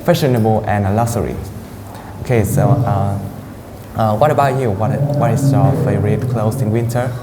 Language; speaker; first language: English; non-native, fluent; Vietnamese